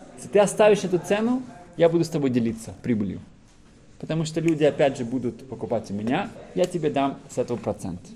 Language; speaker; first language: Russian; early bilingual, heritage; Russian